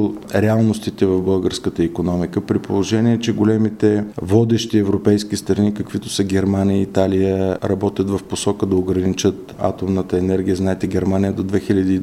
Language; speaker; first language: Bulgarian; native; Bulgarian